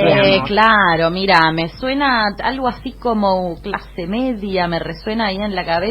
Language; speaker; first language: Spanish; native; Spanish